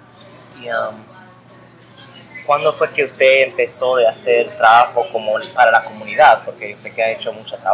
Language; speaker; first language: Spanish; early bilingual, heritage; English